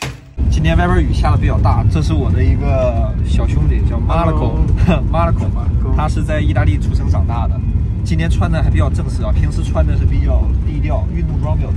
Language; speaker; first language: Chinese; native; Chinese